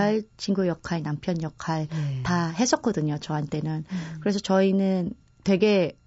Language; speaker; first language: Korean; non-native, fluent; Filipino